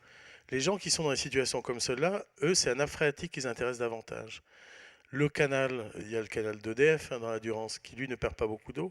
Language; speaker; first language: French; native; French